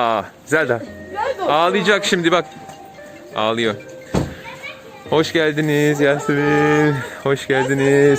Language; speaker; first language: Turkish; non-native, learner; English